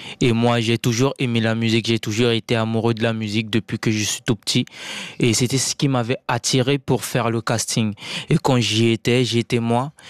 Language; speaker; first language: French; non-native, local second language; Sango